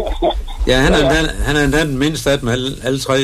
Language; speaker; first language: Danish; native; Danish